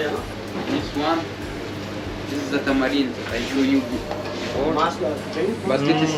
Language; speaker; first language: English; non-native, learner; Arabic